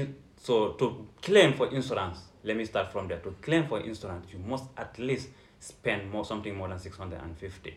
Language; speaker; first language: English; non-native, local second language; Fula